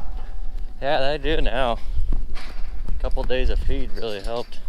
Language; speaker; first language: English; native; English